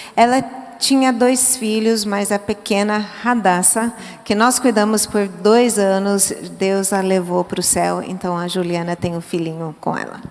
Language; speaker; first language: Portuguese; early bilingual, other home language; English